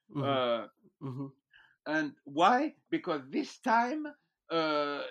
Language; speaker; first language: English; non-native, fluent; French